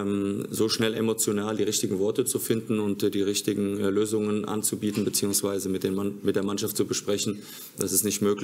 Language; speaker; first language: German; native; German